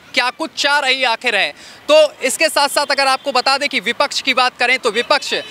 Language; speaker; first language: Hindi; native; Hindi